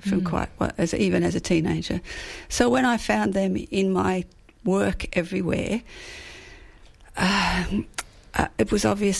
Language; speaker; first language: English; native; English